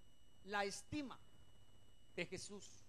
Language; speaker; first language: Spanish; native; Spanish